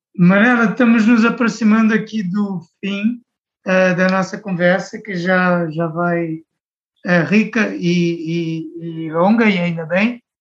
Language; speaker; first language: Portuguese; native; Portuguese